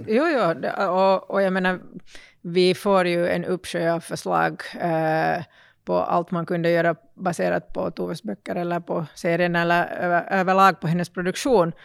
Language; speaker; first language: Swedish; native; Swedish